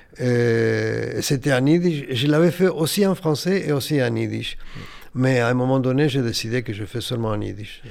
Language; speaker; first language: French; non-native, fluent; Yiddish